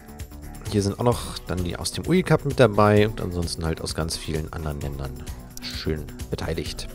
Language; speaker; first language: German; native; German